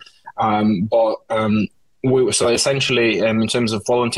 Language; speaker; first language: English; non-native, fluent; Russian